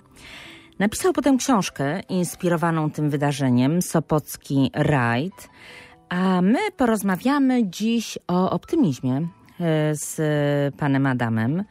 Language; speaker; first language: Polish; native; Polish